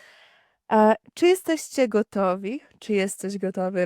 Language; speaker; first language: Polish; native; Polish